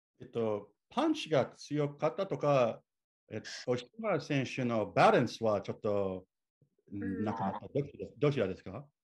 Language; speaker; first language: Japanese; non-native, learner; English